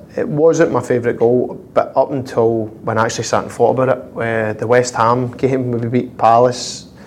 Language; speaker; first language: English; native; English